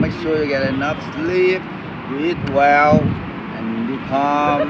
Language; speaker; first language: English; non-native, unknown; Vietnamese